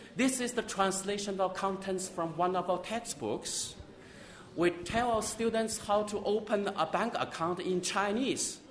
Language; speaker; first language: English; non-native, fluent; Chinese